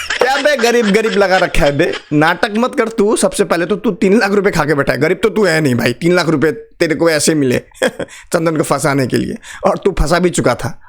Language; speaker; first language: Hindi; non-native, local second language; Nepali